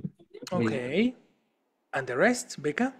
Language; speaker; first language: English; non-native, fluent; Spanish